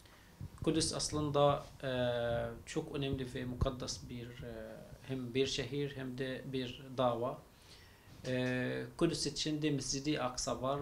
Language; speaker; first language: Turkish; non-native, fluent; Arabic